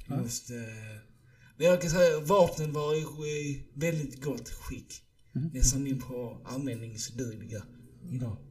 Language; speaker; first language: Swedish; early bilingual, other home language; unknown